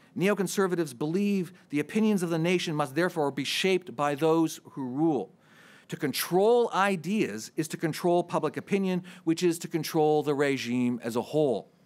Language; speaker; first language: English; native; English